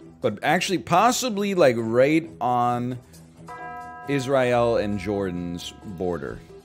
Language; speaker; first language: English; native; English